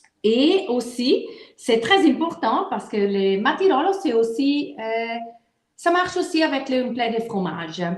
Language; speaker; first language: French; non-native, fluent; Italian